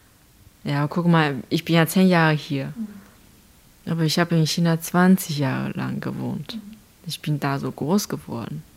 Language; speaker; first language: German; non-native, fluent; Chinese